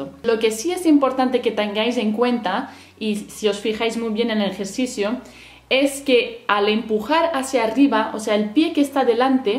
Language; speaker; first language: Spanish; native; Spanish